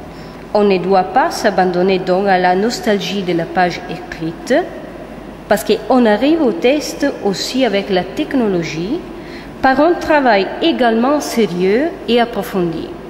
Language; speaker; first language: French; non-native, fluent; Italian